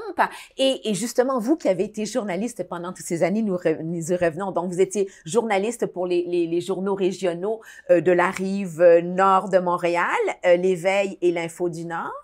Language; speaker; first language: French; native; French